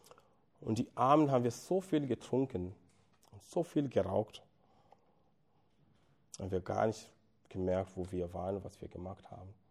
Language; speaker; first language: German; non-native, fluent; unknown